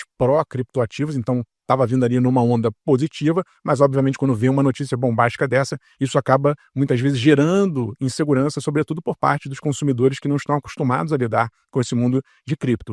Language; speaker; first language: Portuguese; native; Portuguese